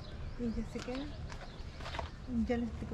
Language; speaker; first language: Spanish; native; Spanish